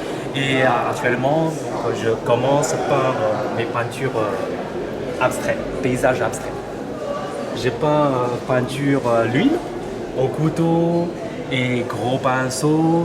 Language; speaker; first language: French; non-native, learner; Chinese